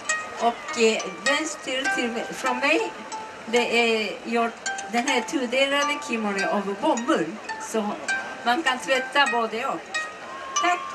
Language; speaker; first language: Swedish; non-native, learner; Japanese